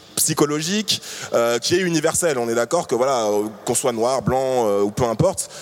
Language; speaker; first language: French; native; French